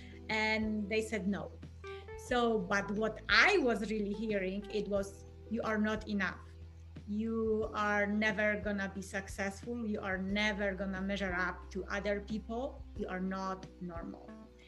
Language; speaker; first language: English; non-native, fluent; Polish